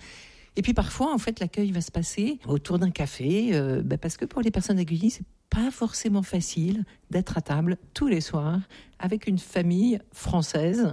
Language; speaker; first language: French; native; French